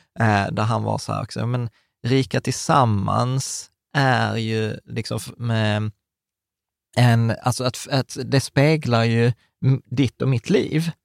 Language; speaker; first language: Swedish; early bilingual, other home language; Czech